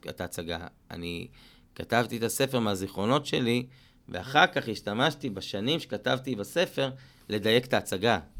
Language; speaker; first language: Hebrew; native; Hebrew